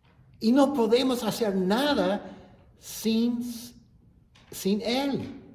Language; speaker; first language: Spanish; non-native, fluent; English